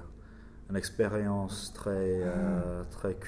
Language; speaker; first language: French; non-native, learner; English